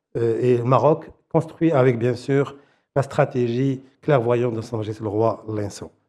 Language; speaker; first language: French; non-native, local second language; Arabic